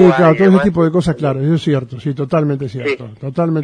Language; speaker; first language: Spanish; native; Spanish